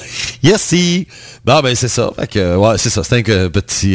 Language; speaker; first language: French; native; French